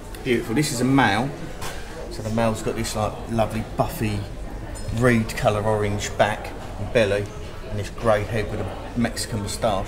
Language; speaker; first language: English; native; English